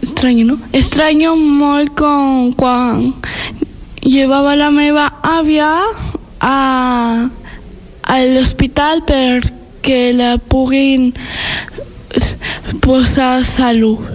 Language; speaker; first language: Catalan; non-native, learner; Spanish